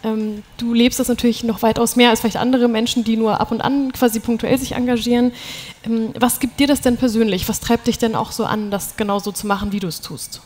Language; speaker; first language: German; native; German